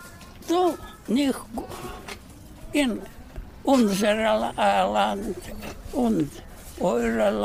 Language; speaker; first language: German; non-native, learner; Russian